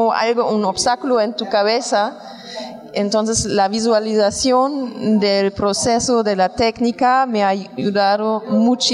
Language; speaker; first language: Spanish; non-native, fluent; German